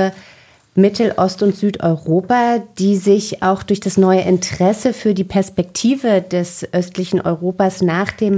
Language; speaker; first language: German; native; German